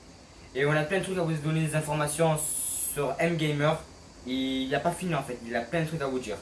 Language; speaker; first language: French; native; French